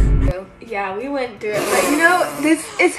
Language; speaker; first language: English; native; English